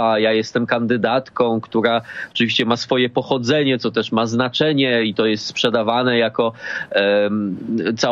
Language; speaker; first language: Polish; native; Polish